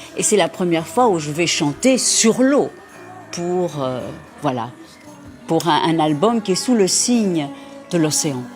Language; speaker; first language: French; early bilingual, heritage; French